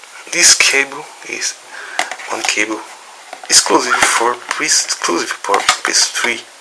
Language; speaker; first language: English; non-native, learner; Portuguese